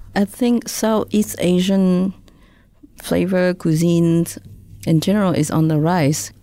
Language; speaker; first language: English; non-native, fluent; Vietnamese